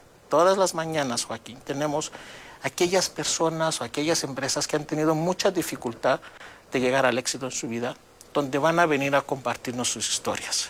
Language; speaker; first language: Spanish; native; Spanish